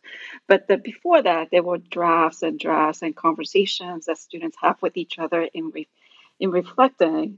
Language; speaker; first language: English; non-native, fluent; Min Nan Chinese